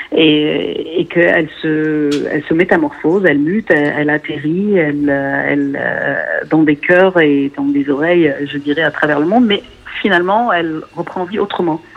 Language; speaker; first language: French; non-native, local second language; Arabic